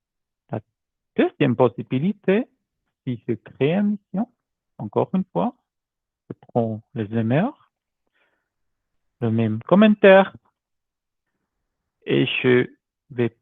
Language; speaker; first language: French; non-native, learner; German